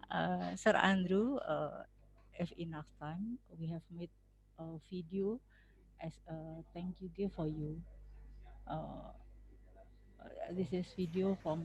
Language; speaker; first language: English; non-native, local second language; Javanese